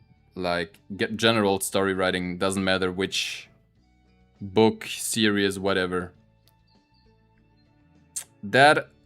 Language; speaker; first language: English; non-native, fluent; German